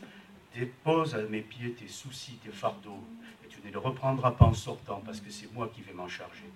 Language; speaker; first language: French; native; French